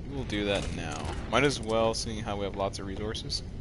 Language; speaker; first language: English; native; English